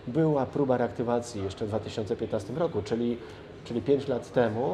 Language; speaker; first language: Polish; early bilingual, other home language; Spanish